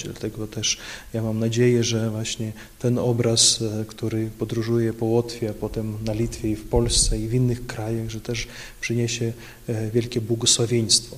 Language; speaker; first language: Polish; non-native, local second language; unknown